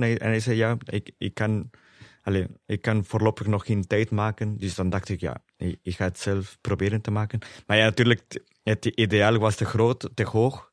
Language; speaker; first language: Dutch; non-native, fluent; Spanish